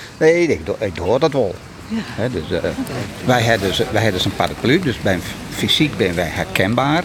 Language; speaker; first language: Dutch; non-native, local second language; Western Frisian